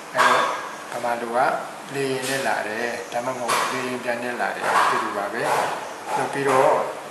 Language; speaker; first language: Burmese; native; Burmese